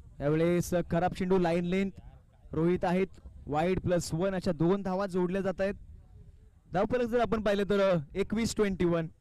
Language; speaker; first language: Marathi; native; Marathi